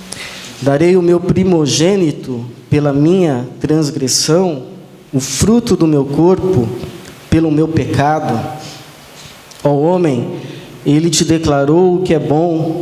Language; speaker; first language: Portuguese; native; Portuguese